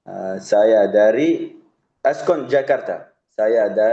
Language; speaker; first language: Indonesian; non-native, learner; Arabic